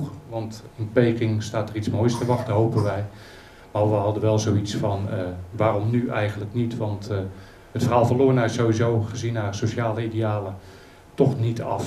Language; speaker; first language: Dutch; native; Dutch